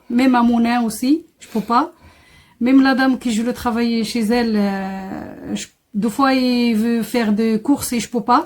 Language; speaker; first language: French; non-native, learner; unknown